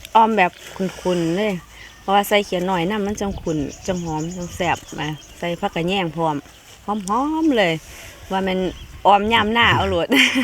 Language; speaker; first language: Thai; native; Thai